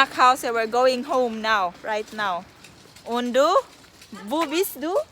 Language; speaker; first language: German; non-native, learner; Filipino